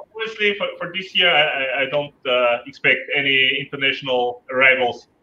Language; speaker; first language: English; non-native, fluent; German